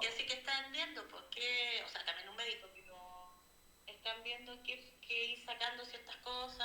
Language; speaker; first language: Spanish; native; Spanish